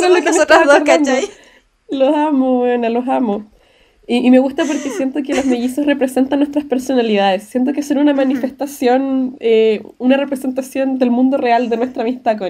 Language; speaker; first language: Spanish; native; Spanish